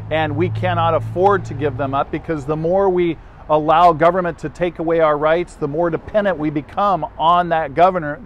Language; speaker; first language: English; native; English